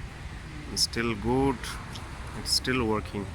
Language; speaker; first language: English; non-native, local second language; Tamil